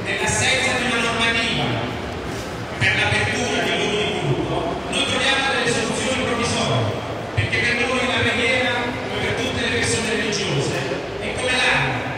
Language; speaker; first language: Italian; non-native, learner; Bangla